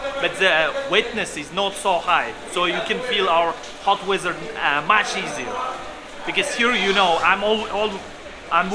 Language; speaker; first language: English; non-native, learner; Uzbek